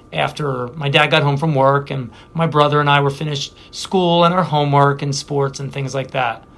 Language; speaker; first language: English; native; English